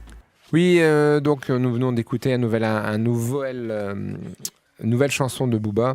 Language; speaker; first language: French; native; French